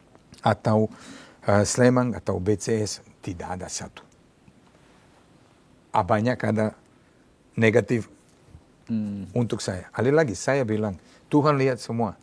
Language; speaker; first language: Indonesian; non-native, fluent; Serbian